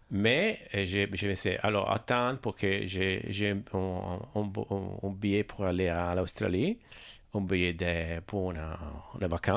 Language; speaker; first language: French; non-native, learner; Italian